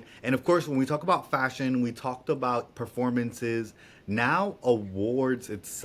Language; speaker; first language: English; native; English